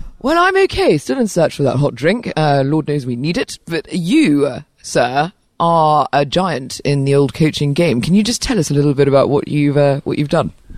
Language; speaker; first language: English; native; English